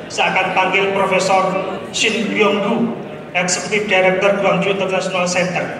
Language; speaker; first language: Indonesian; native; Indonesian